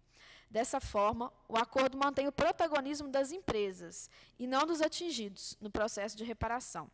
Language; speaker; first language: Portuguese; native; Portuguese